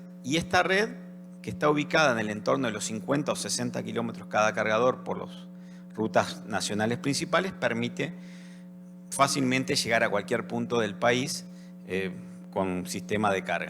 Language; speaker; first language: Spanish; native; Spanish